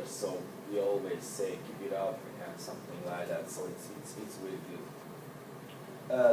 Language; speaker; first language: English; non-native, learner; Hungarian